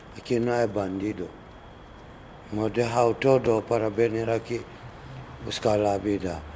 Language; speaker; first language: Spanish; non-native, learner; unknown